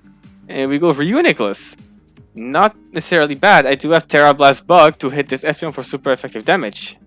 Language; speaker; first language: English; non-native, fluent; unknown